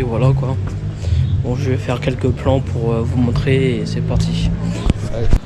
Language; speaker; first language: French; native; French